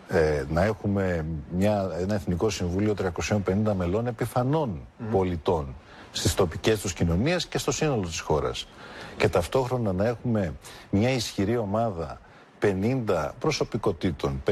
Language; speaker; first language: Greek; native; Greek